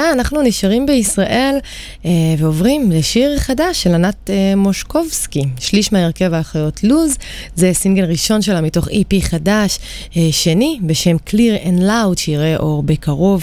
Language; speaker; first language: Hebrew; native; Hebrew